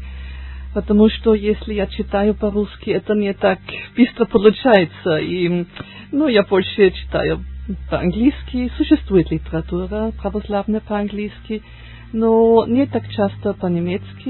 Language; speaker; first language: Russian; non-native, learner; German